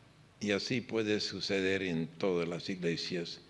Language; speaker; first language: Spanish; non-native, fluent; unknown